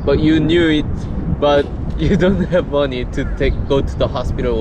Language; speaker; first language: English; non-native, learner; Korean